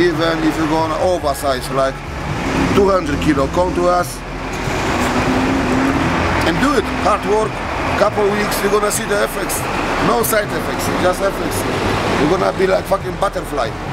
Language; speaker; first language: English; non-native, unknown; Polish